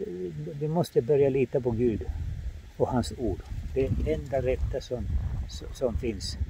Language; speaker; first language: Swedish; non-native, fluent; Finnish